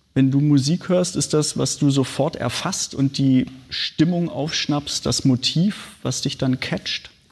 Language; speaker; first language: German; native; German